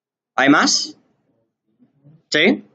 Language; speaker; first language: Spanish; non-native, learner; English